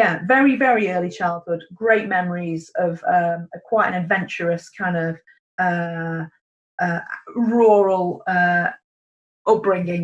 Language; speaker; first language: English; native; English